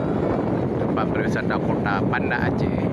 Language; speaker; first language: Indonesian; non-native, local second language; Achinese